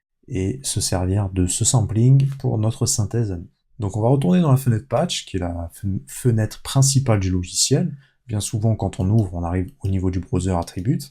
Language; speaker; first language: French; native; French